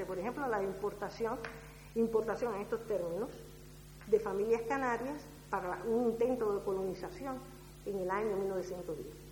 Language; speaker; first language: Spanish; native; Spanish